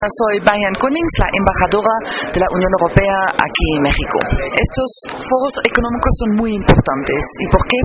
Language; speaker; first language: Spanish; non-native, fluent; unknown